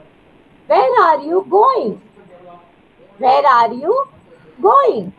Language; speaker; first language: English; non-native, learner; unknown